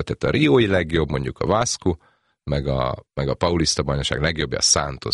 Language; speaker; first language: Hungarian; native; Hungarian